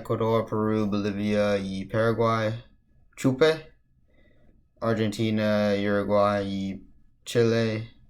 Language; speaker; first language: Spanish; non-native, learner; English